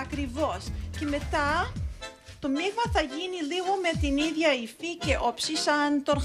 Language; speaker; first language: Greek; early bilingual, heritage; Greek